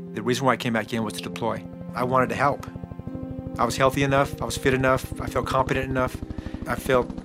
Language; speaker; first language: English; native; English